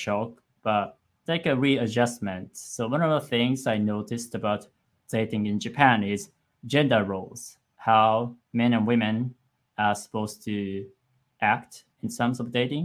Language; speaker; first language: English; non-native, fluent; Japanese